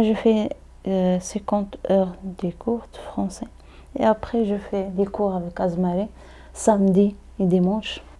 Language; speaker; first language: French; non-native, learner; Arabic